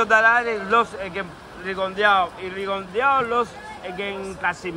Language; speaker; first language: English; non-native, learner; Spanish